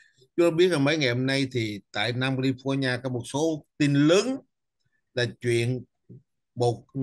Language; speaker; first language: Vietnamese; native; Vietnamese